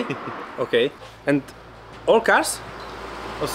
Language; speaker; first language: English; non-native, learner; Polish